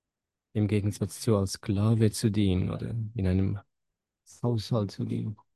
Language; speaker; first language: German; non-native, fluent; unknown